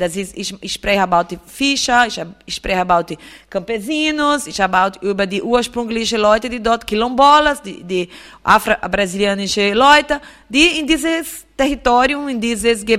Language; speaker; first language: German; non-native, fluent; Portuguese